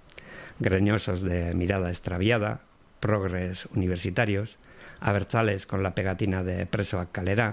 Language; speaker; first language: Spanish; non-native, local second language; Basque